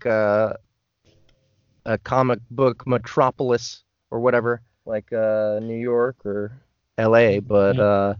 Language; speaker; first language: English; native; English